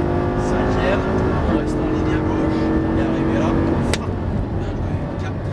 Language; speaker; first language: French; native; French